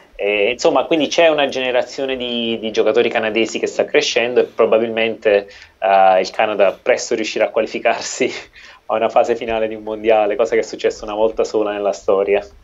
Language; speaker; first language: Italian; native; Italian